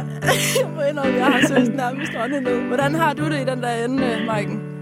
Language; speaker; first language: Danish; native; Danish